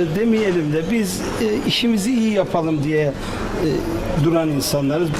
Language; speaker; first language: Turkish; native; Turkish